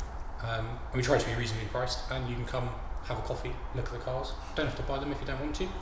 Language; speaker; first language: English; native; English